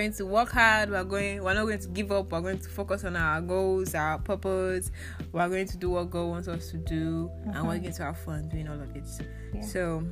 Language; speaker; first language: English; non-native, local second language; Yoruba